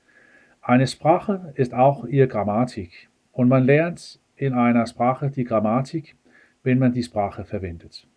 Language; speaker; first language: German; non-native, fluent; Danish